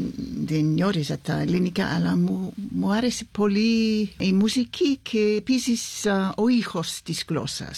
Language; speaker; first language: Greek; non-native, fluent; English